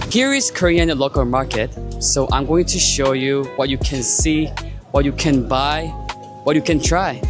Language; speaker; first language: English; non-native, learner; Korean